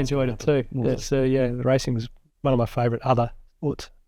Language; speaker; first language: English; native; English